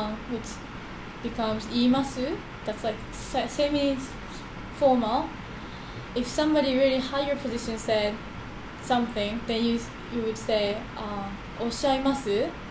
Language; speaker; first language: English; non-native, fluent; Japanese